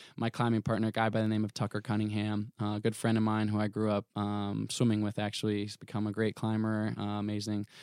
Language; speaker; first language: English; native; English